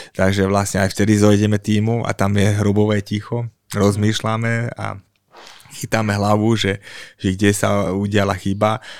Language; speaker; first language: Slovak; non-native, local second language; Hungarian